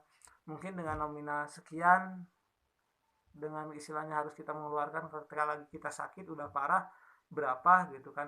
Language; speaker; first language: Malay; non-native, local second language; Sundanese